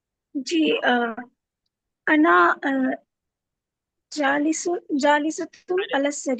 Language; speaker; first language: Arabic; non-native, learner; Urdu